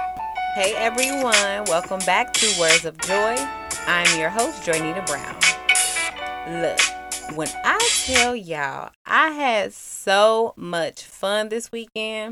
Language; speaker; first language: English; native; English